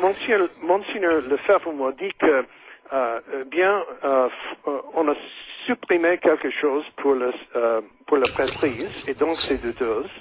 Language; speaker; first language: French; non-native, fluent; English